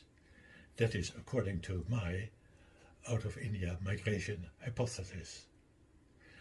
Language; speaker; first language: English; non-native, fluent; Dutch